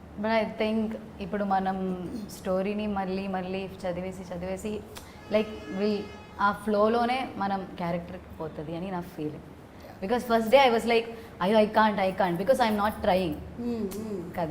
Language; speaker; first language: Telugu; non-native, learner; Malayalam